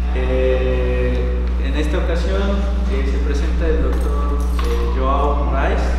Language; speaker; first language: Spanish; native; Spanish